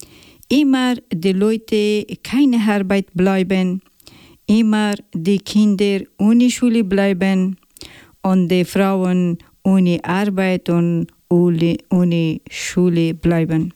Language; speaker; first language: German; non-native, learner; Persian